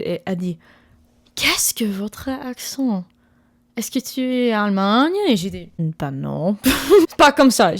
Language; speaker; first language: French; non-native, learner; English